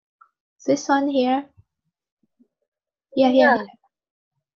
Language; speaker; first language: English; non-native, learner; Vietnamese